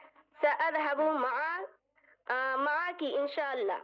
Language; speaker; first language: Arabic; non-native, learner; Bangla